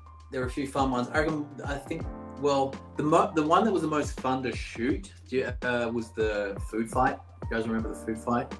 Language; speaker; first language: English; early bilingual, other home language; Portuguese